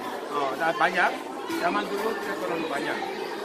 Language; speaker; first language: Indonesian; non-native, learner; Korean